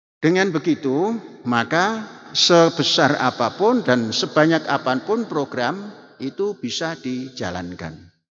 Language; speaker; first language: Indonesian; non-native, local second language; Javanese